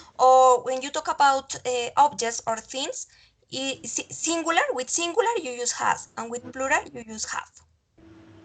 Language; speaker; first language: English; non-native, fluent; Spanish